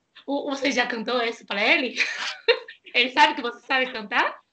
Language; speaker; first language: Portuguese; non-native, fluent; Chinese